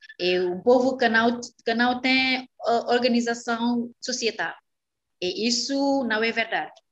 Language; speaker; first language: Portuguese; non-native, fluent; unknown